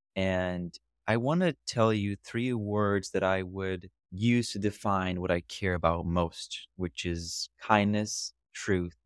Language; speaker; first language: English; non-native, fluent; Portuguese